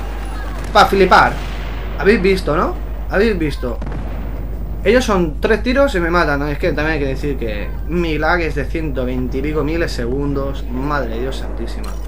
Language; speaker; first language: Spanish; native; Spanish